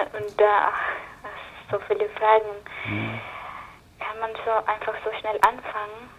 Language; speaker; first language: German; non-native, learner; Spanish